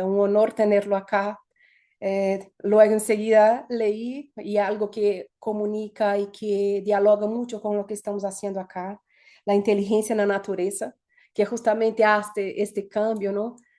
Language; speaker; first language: Spanish; non-native, fluent; Portuguese